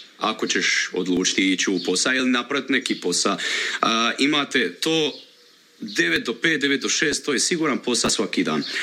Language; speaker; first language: Croatian; early bilingual, heritage; Croatian